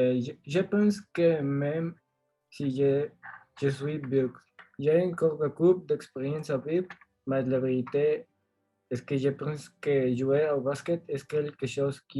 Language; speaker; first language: French; non-native, learner; Spanish